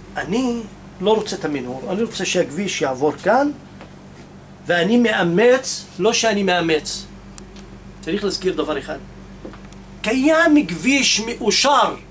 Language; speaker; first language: Hebrew; non-native, local second language; Arabic